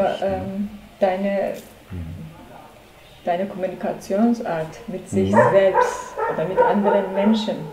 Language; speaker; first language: German; non-native, learner; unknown